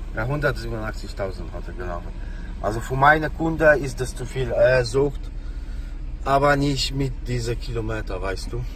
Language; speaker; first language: German; non-native, learner; Polish